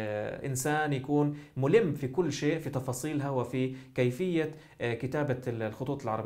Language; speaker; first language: Arabic; native; Arabic